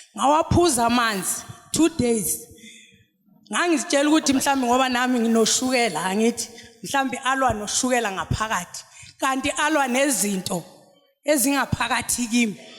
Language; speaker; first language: Zulu; non-native, local second language; Xhosa